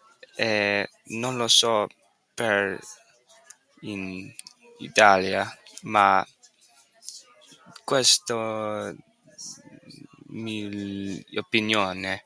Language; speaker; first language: Italian; non-native, learner; English